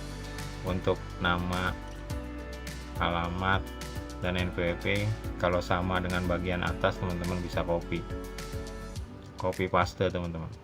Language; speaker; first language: Indonesian; native; Indonesian